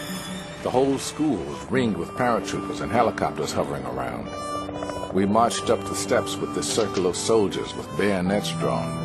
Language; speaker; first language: English; native; English